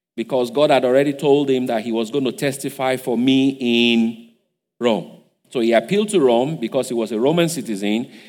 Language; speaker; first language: English; non-native, local second language; Yoruba